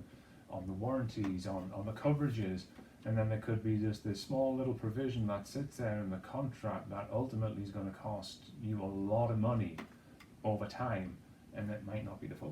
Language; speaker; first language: English; native; English